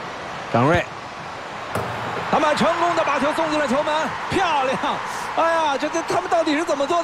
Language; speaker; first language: Chinese; native; Chinese